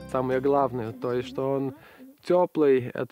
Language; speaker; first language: Russian; non-native, local second language; Lithuanian